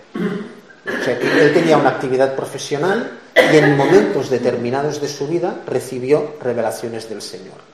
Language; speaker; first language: Spanish; non-native, local second language; Catalan